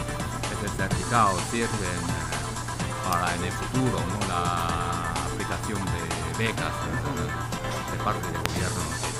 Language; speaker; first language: Spanish; non-native, fluent; Chinese